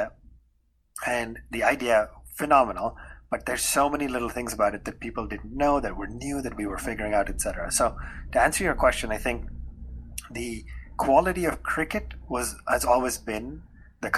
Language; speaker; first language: English; non-native, local second language; Hindi